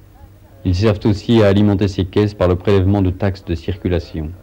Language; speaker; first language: French; native; French